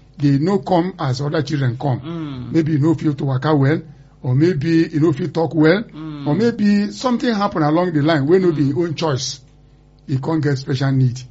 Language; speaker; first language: Nigerian Pidgin; non-native, local second language; Yoruba